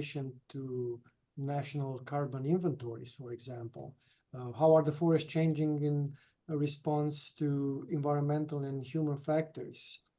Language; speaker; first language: English; non-native, fluent; Romanian